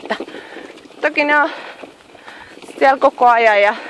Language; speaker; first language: Finnish; native; Finnish